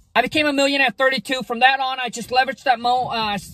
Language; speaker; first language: English; early bilingual, other home language; Vietnamese